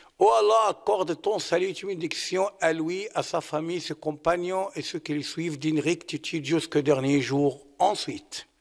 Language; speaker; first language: French; non-native, fluent; Arabic